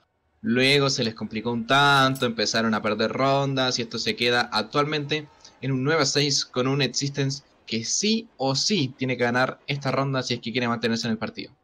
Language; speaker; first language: Spanish; native; Spanish